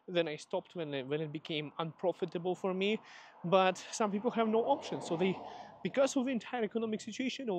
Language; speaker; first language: English; non-native, fluent; Russian